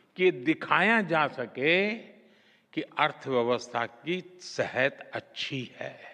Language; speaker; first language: Hindi; native; Hindi